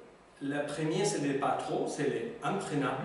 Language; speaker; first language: French; non-native, learner; Spanish